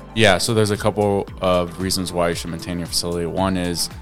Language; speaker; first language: English; early bilingual, other home language; Arabic